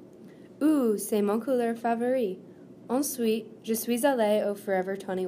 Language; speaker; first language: French; non-native, learner; English